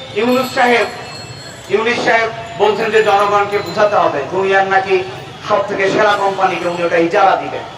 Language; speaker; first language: Bangla; native; Bangla